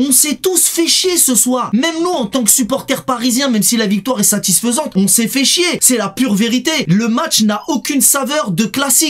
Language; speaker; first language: French; native; French